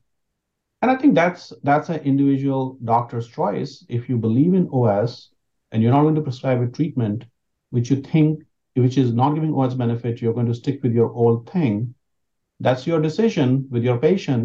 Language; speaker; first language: English; non-native, local second language; Hindi